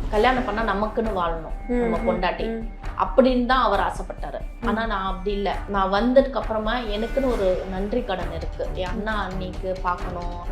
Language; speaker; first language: Tamil; native; Tamil